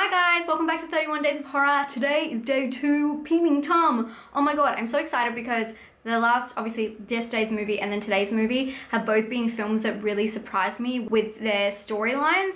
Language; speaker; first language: English; native; English